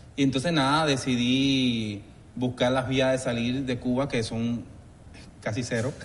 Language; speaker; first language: Spanish; native; Spanish